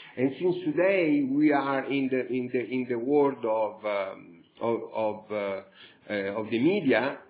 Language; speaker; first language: English; non-native, fluent; Italian